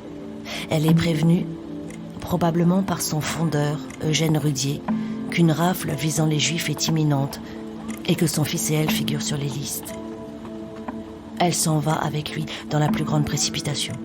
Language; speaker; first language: French; native; French